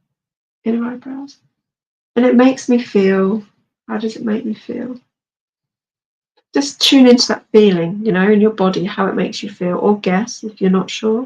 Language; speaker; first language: English; native; English